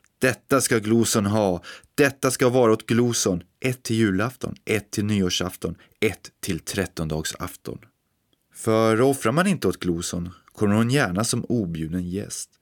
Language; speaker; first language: Swedish; native; Swedish